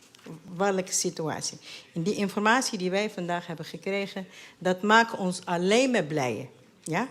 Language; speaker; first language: Dutch; non-native, fluent; Arabic